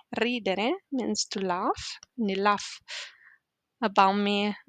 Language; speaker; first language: Italian; native; Italian